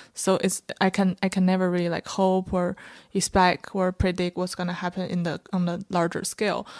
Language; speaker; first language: English; non-native, fluent; Chinese